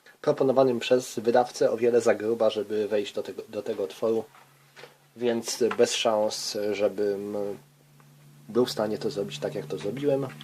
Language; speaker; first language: Polish; native; Polish